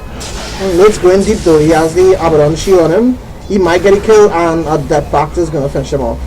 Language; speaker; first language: English; native; English